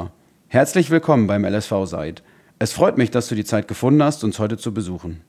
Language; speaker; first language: German; native; German